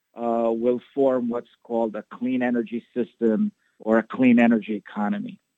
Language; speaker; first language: English; non-native, local second language; Filipino